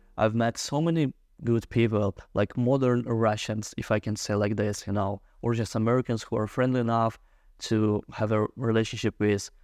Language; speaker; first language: English; non-native, fluent; Russian